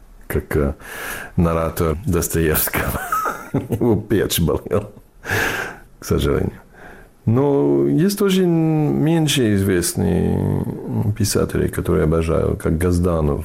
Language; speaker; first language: Russian; non-native, learner; English